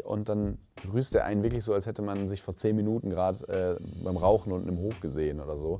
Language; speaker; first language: German; native; German